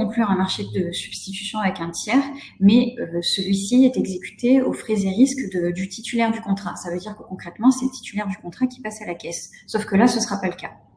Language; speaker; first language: French; native; French